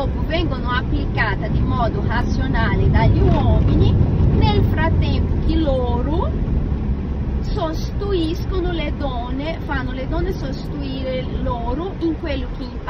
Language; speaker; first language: Italian; non-native, fluent; Portuguese